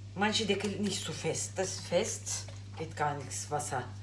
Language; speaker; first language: German; non-native, learner; Turkish